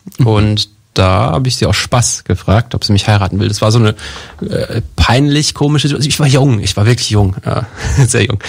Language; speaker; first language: German; early bilingual, heritage; German